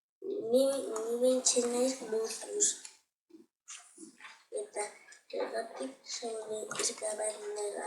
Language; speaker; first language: Basque; non-native, local second language; Spanish